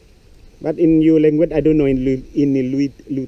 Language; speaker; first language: English; non-native, learner; Balinese